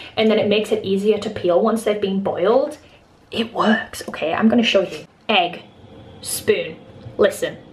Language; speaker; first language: English; native; English